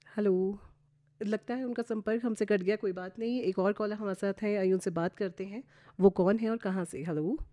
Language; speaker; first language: Hindi; native; Hindi